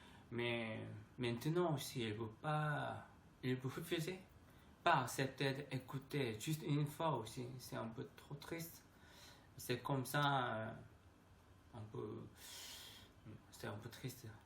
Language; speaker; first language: French; non-native, learner; Korean